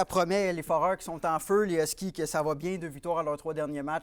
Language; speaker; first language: French; native; French